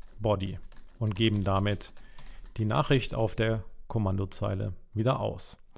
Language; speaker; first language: German; native; German